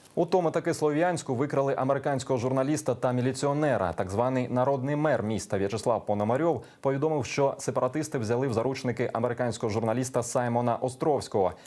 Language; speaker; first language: Ukrainian; native; Ukrainian